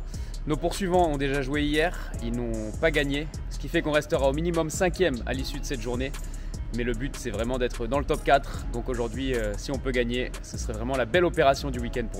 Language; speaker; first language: French; native; French